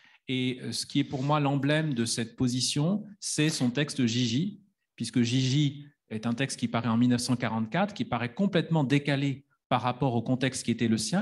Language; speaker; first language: French; native; French